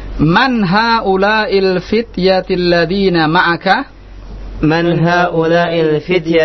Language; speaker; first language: Arabic; non-native, fluent; Indonesian